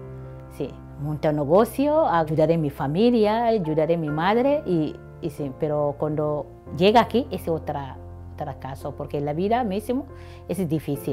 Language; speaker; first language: Spanish; non-native, learner; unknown